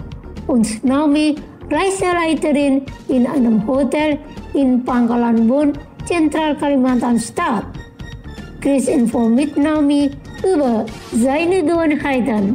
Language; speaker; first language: German; non-native, fluent; Indonesian